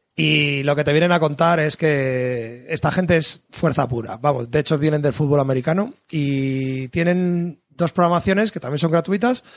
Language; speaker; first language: Spanish; native; Spanish